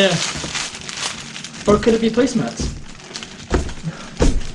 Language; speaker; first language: English; native; English